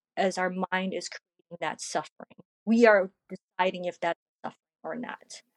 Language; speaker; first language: English; early bilingual, other home language; Korean